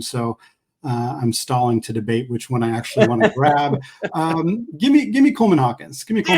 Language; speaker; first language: English; native; English